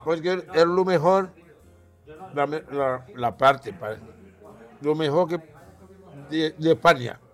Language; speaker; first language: Spanish; non-native, fluent; Haitian Creole